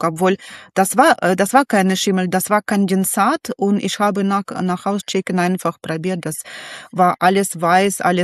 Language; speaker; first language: German; non-native, learner; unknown